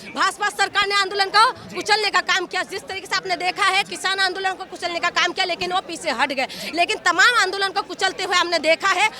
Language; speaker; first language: Hindi; non-native, local second language; Assamese